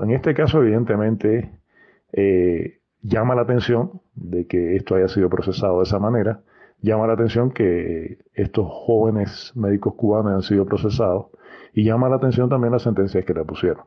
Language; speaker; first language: Spanish; native; Spanish